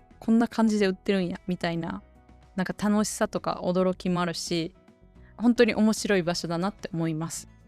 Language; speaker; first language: Japanese; native; Japanese